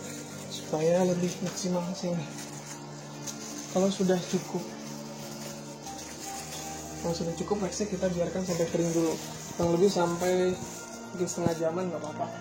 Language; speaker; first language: Indonesian; native; Indonesian